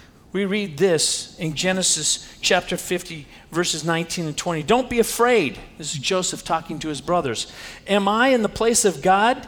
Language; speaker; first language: English; native; English